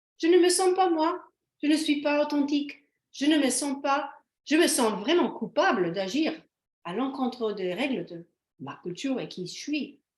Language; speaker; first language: French; non-native, fluent; Slovenian